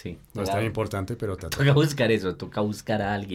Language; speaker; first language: Spanish; native; Spanish